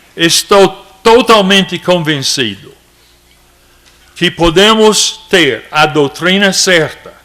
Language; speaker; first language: Portuguese; non-native, fluent; English